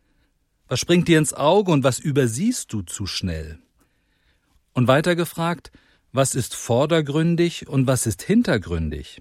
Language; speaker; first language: German; native; German